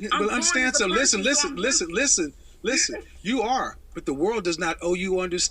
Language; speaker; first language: English; native; English